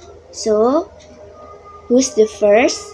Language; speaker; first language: English; non-native, learner; Indonesian